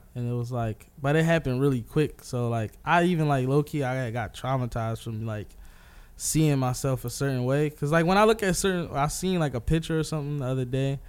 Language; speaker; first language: English; native; English